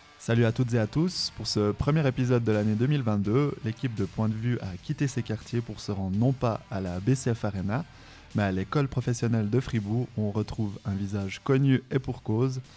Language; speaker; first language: French; native; French